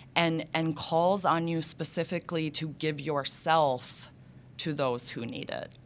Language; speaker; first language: English; native; English